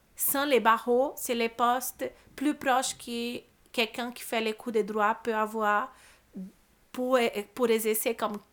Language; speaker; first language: French; non-native, fluent; Portuguese